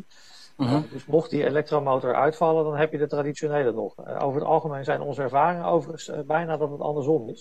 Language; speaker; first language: Dutch; native; Dutch